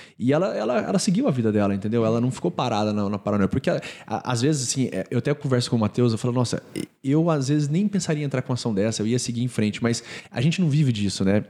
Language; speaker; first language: Portuguese; native; Portuguese